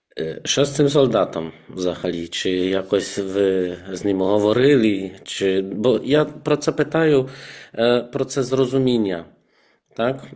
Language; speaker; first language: Ukrainian; non-native, fluent; Polish